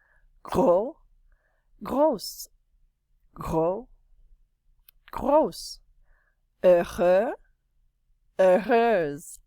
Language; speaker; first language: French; non-native, fluent; English